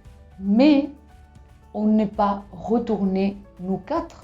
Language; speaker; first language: French; non-native, fluent; Spanish